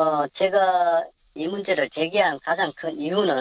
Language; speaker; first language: Korean; native; Korean